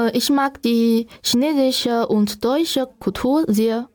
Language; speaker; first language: German; non-native, learner; Chinese